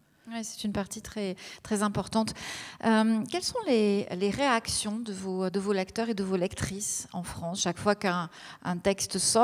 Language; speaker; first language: French; native; French